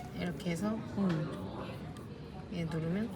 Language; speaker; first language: Korean; native; Korean